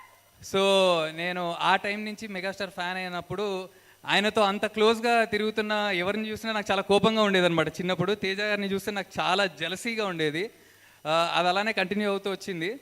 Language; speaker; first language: Telugu; native; Telugu